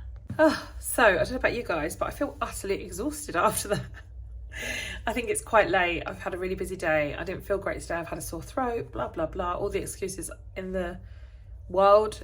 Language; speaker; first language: English; native; English